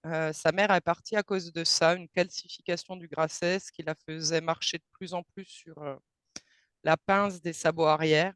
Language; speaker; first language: French; native; French